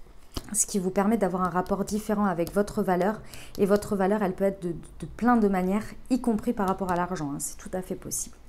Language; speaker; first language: French; native; French